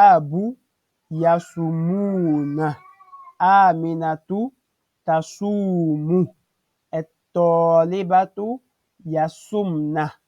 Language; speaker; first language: Arabic; non-native, fluent; French